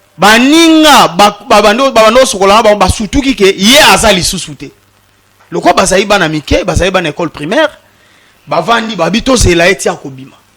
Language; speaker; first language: Lingala; non-native, local second language; Kongo